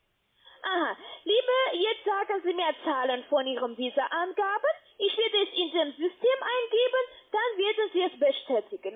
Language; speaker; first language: German; non-native, learner; Russian